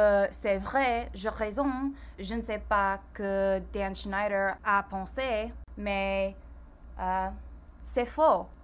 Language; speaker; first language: French; non-native, learner; English